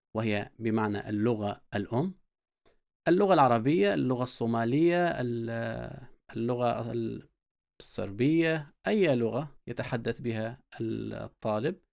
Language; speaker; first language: Arabic; native; Arabic